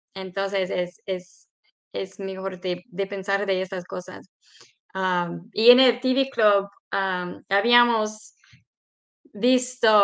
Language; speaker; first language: Spanish; non-native, fluent; English